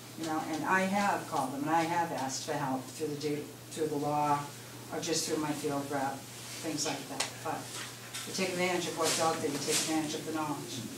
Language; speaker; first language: English; native; English